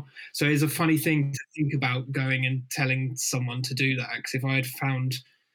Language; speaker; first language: English; native; English